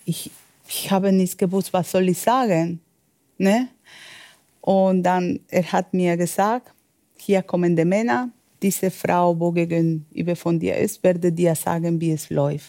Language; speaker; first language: German; non-native, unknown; Spanish